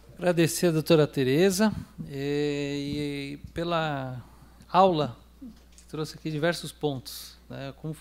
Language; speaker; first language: Portuguese; native; Portuguese